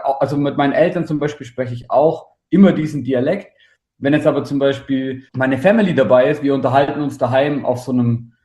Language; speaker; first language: German; native; German